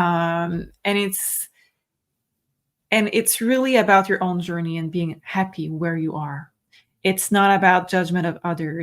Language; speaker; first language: English; non-native, fluent; French